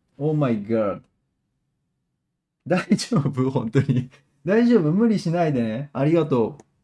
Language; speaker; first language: Japanese; native; Japanese